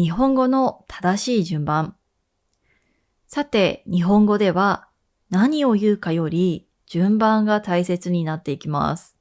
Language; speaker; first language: Japanese; native; Japanese